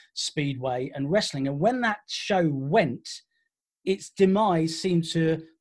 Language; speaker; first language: English; native; English